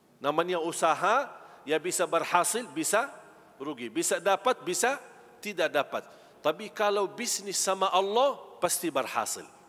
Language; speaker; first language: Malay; non-native, fluent; Arabic